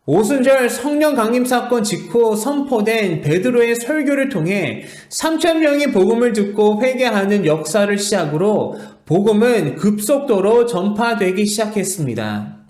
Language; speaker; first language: Korean; native; Korean